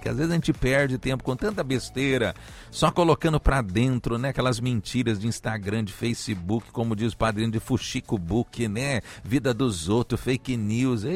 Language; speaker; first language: Portuguese; native; Portuguese